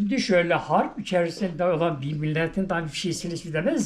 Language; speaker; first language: Turkish; native; Turkish